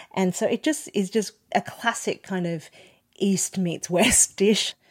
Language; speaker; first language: English; non-native, local second language; Cantonese